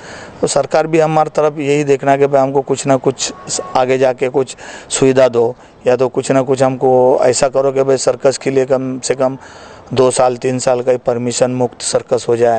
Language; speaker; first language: Hindi; native; Hindi